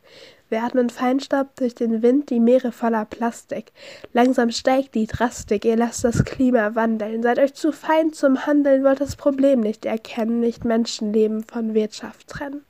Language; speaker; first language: German; native; German